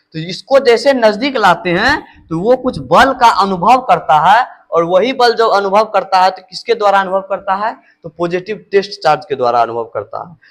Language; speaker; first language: Hindi; native; Hindi